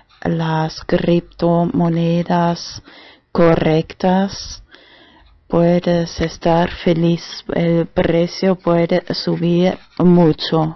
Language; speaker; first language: Spanish; non-native, fluent; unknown